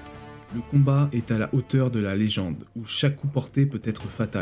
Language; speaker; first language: French; native; French